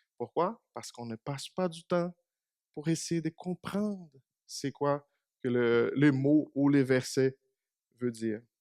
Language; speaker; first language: French; non-native, fluent; Portuguese